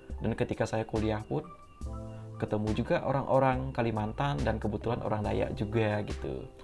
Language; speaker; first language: Indonesian; non-native, local second language; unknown